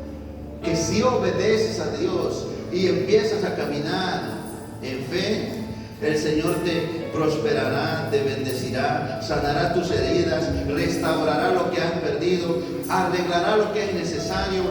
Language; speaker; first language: Spanish; native; Spanish